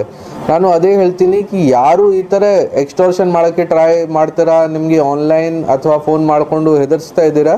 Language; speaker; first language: Kannada; non-native, local second language; Hindi